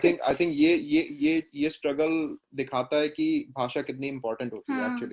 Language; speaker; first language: Hindi; native; Hindi